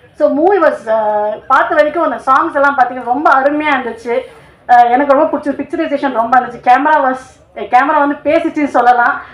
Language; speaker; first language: Tamil; non-native, local second language; Telugu